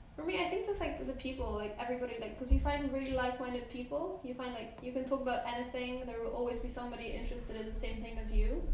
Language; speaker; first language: English; non-native, fluent; Polish